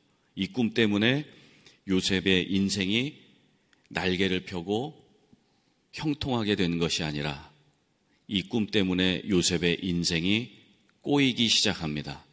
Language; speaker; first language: Korean; native; Korean